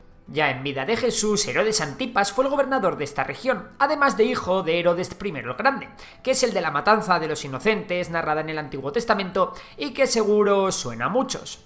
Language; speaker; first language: Spanish; native; Spanish